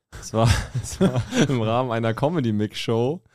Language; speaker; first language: German; native; German